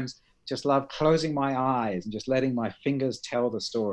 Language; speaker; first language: English; native; English